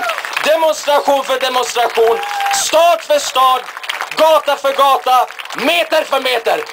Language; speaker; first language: Swedish; early bilingual, other home language; Persian